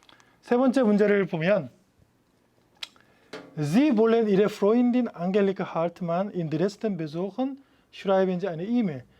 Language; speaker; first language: German; non-native, fluent; Korean